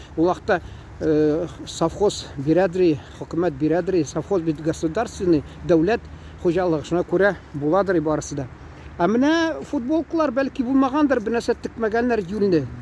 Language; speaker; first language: Tatar; early bilingual, heritage; Tatar